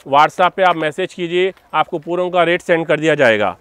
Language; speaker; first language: Hindi; non-native, local second language; Telugu